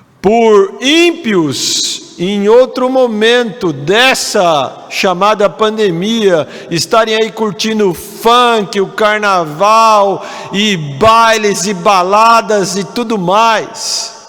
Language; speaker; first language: Portuguese; native; Portuguese